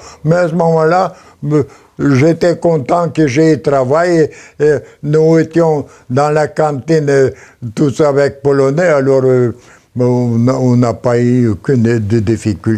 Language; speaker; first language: French; non-native, learner; Polish